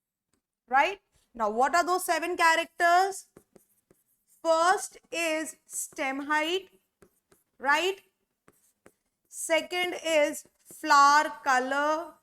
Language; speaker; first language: English; non-native, local second language; Hindi